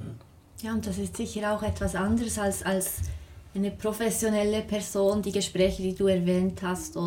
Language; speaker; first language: German; native; German